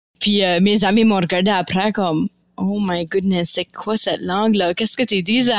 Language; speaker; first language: French; native; French